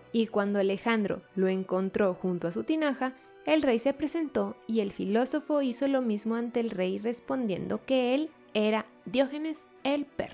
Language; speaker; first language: Spanish; native; Spanish